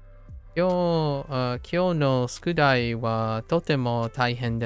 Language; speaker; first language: Japanese; non-native, learner; English